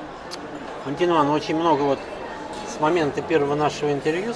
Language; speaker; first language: Russian; native; Russian